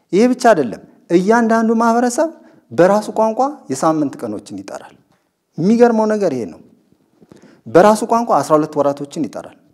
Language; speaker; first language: Amharic; non-native, local second language; Sebat Bet Gurage